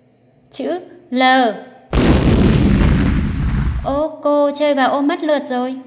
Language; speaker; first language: Vietnamese; native; Vietnamese